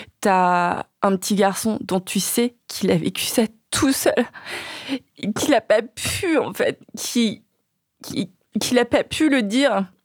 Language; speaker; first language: French; early bilingual, other home language; Vietnamese